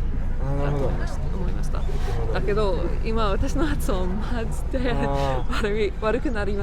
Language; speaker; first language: Japanese; non-native, learner; English